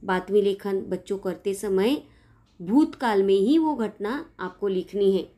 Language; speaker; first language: Hindi; non-native, local second language; Marathi